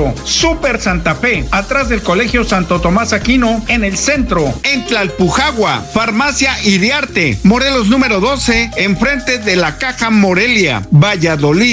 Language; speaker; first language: Spanish; native; Spanish